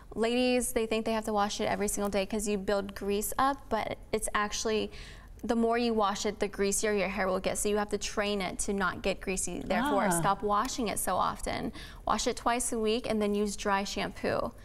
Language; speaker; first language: English; native; English